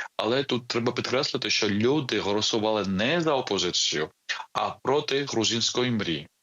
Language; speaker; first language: Ukrainian; non-native, fluent; Georgian